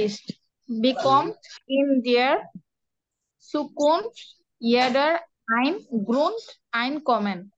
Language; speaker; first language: German; non-native, learner; Bangla